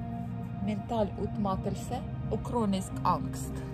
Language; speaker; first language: Norwegian; non-native, fluent; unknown